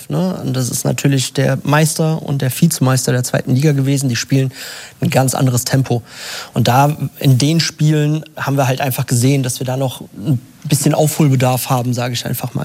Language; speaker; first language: German; native; German